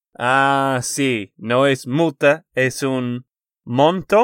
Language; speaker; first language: Spanish; non-native, fluent; English